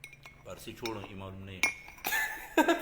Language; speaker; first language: Hindi; non-native, learner; Pashto